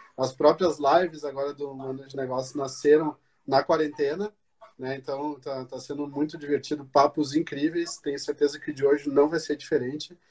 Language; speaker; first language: Portuguese; native; Portuguese